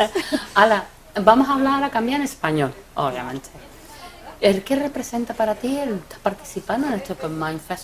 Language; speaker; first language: Spanish; native; Spanish